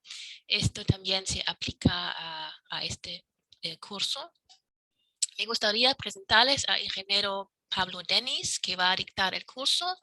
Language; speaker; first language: Spanish; non-native, fluent; German